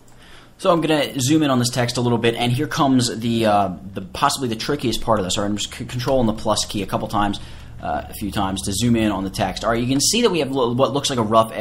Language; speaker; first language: English; native; English